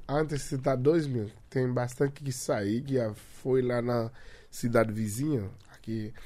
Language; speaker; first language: Portuguese; non-native, learner; Haitian Creole